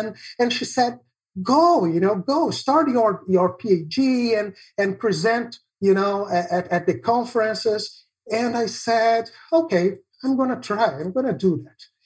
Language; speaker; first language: English; non-native, fluent; Portuguese